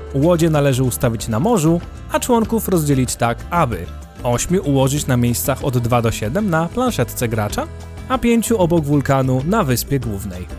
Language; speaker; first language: Polish; native; Polish